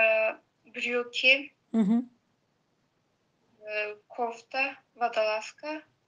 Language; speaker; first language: Russian; non-native, learner; Azerbaijani